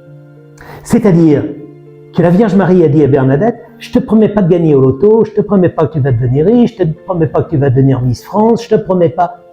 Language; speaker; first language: French; native; French